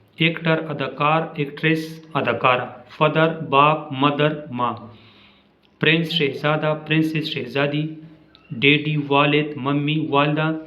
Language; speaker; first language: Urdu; non-native, local second language; Pashto